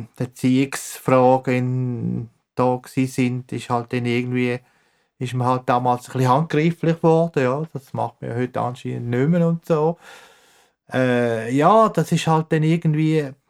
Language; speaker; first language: German; native; German